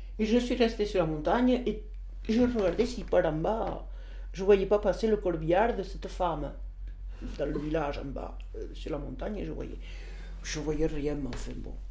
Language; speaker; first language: French; non-native, local second language; Occitan